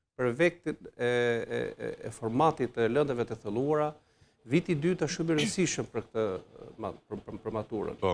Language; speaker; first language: Albanian; native; Albanian